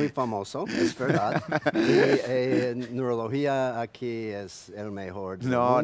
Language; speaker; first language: Spanish; non-native, learner; English